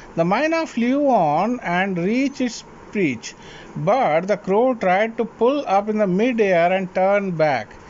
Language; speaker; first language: English; non-native, local second language; Hindi